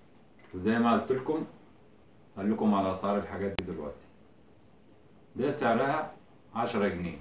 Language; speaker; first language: Arabic; native; Arabic